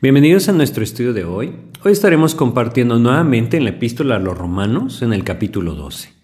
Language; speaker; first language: Spanish; native; Spanish